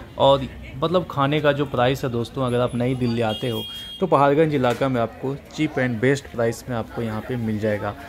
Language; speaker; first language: Hindi; native; Hindi